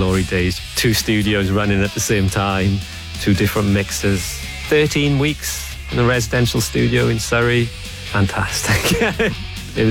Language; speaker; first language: English; native; English